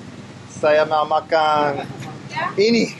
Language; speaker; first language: Indonesian; non-native, learner; English